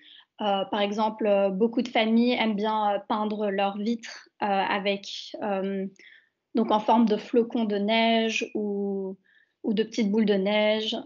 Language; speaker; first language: French; native; French